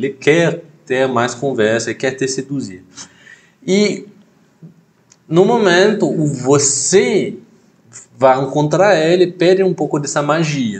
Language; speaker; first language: Portuguese; non-native, fluent; French